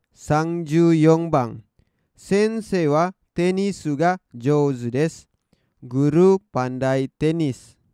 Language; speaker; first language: Japanese; non-native, fluent; Indonesian